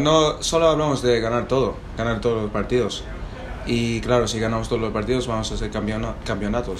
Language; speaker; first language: Spanish; non-native, fluent; English